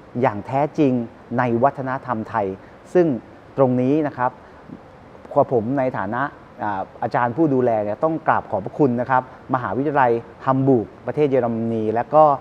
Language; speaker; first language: Thai; native; Thai